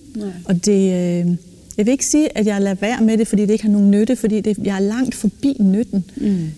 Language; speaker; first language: Danish; native; Danish